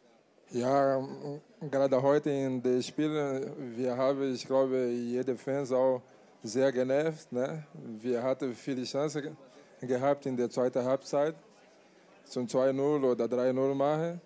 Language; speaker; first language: German; non-native, learner; Portuguese